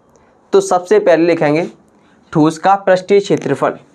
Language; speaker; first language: Hindi; native; Hindi